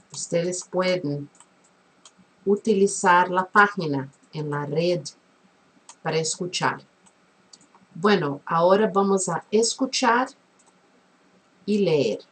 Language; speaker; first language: Spanish; non-native, fluent; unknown